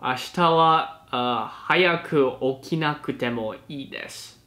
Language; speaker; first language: Japanese; non-native, learner; English